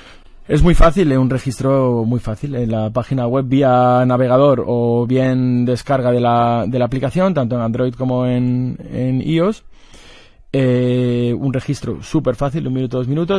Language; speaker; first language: Spanish; native; Spanish